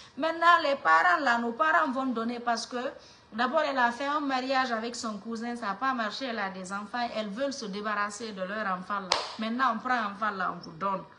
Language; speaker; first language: French; non-native, local second language; Mandingo